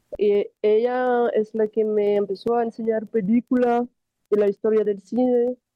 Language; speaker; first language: Spanish; non-native, fluent; French